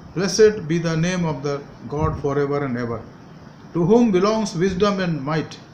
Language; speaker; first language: English; non-native, local second language; Hindi